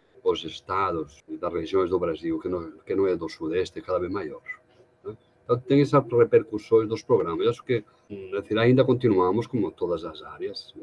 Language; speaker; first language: Portuguese; non-native, fluent; Catalan